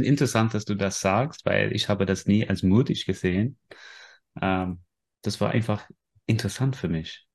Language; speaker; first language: German; non-native, fluent; English